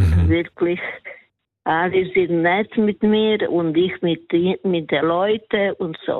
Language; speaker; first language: German; non-native, fluent; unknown